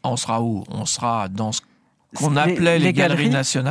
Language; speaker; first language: French; native; French